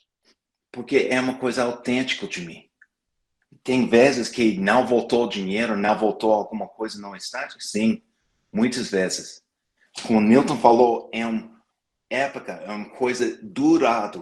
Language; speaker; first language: Portuguese; non-native, fluent; English